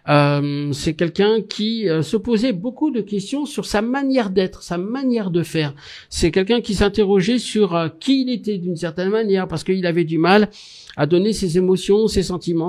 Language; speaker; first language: French; native; French